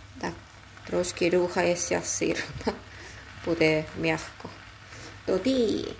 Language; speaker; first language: Ukrainian; non-native, learner; Korean